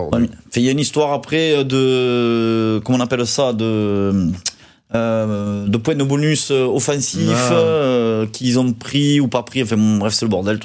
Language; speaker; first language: French; native; French